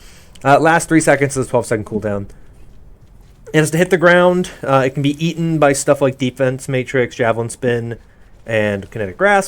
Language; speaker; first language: English; native; English